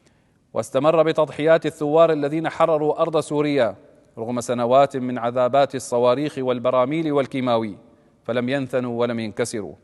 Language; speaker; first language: Arabic; native; Arabic